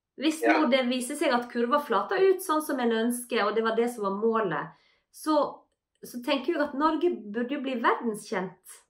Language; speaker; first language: Norwegian; native; Norwegian